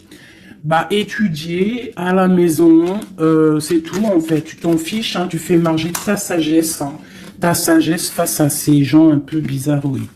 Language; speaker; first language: French; native; French